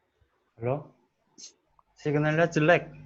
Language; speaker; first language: Indonesian; non-native, learner; Korean